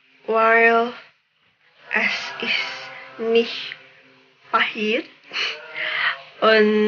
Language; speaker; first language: German; non-native, learner; Indonesian